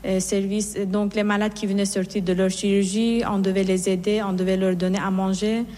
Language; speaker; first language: French; non-native, fluent; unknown